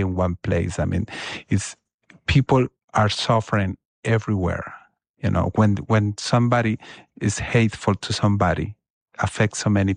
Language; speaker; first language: English; non-native, fluent; Spanish